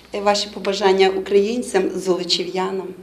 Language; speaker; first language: Polish; non-native, learner; Ukrainian